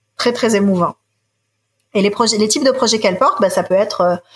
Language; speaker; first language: French; native; French